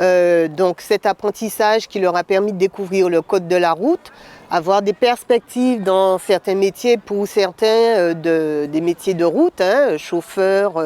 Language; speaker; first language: French; native; French